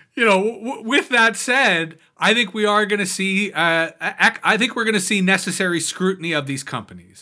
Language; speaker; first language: English; native; English